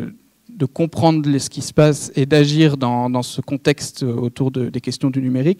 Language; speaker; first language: French; native; French